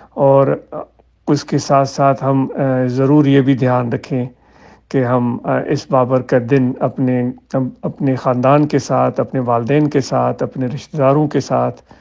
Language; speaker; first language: Urdu; non-native, local second language; Sindhi